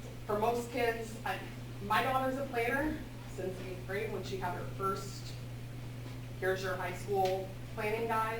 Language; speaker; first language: English; native; English